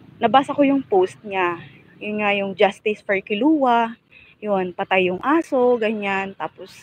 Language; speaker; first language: Filipino; non-native, local second language; Bikol